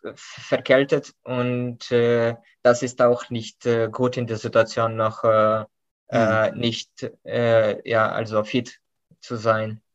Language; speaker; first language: German; non-native, fluent; Ukrainian